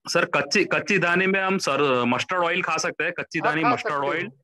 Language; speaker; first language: Hindi; non-native, local second language; Gujarati